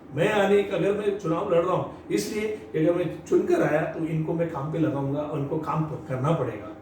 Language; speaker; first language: Hindi; non-native, local second language; Marathi